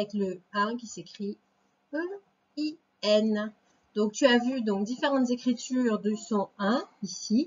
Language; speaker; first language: French; native; French